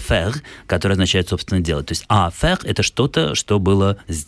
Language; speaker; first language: Russian; native; Russian